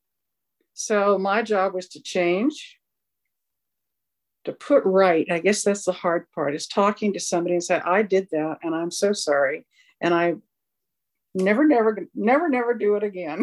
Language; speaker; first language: English; native; English